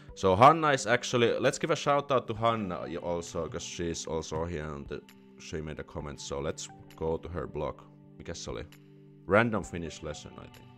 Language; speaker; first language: English; non-native, fluent; Finnish